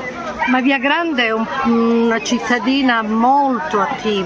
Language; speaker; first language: Italian; native; Italian